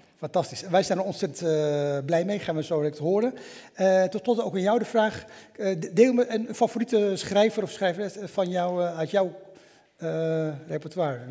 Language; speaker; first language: Dutch; native; Dutch